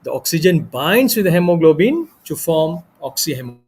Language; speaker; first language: English; non-native, local second language; Malay